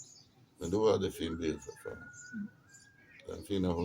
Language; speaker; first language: Swedish; non-native, fluent; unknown